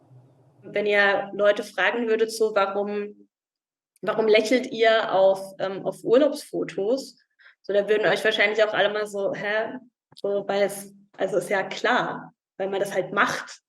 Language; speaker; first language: German; native; German